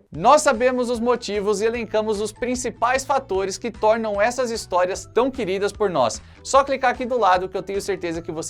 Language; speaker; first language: Portuguese; native; Portuguese